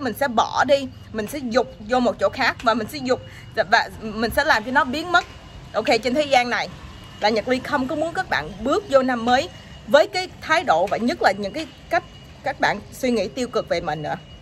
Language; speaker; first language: Vietnamese; early bilingual, heritage; Vietnamese